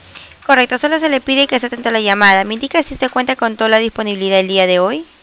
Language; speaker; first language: Spanish; native; Spanish